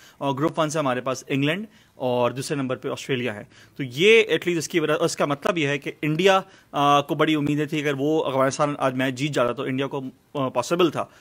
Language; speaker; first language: Urdu; native; Urdu